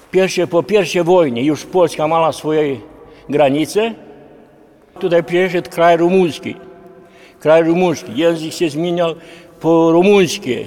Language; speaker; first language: Polish; early bilingual, heritage; Polish